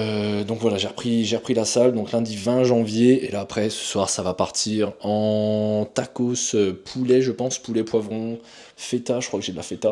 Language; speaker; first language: French; native; French